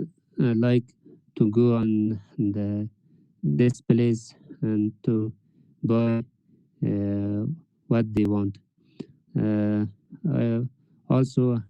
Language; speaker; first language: English; non-native, learner; Persian